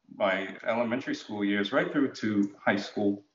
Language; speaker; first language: English; native; English